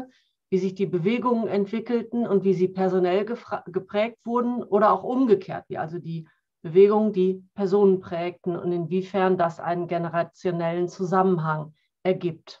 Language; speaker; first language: German; native; German